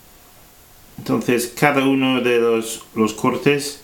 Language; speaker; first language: Spanish; non-native, fluent; English